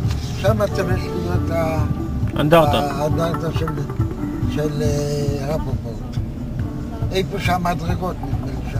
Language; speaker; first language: Hebrew; non-native, fluent; Polish